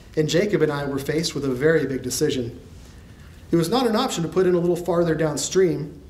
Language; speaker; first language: English; native; English